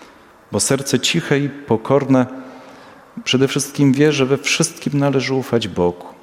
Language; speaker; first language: Polish; native; Polish